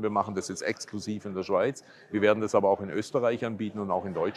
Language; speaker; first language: German; native; German